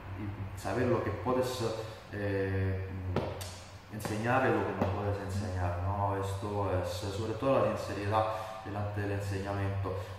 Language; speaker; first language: Spanish; non-native, fluent; Italian